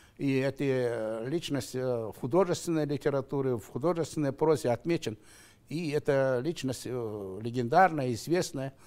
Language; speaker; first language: Russian; non-native, local second language; Kazakh